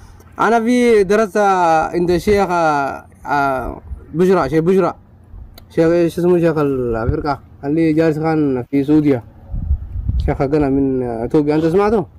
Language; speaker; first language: Arabic; non-native, learner; Oromo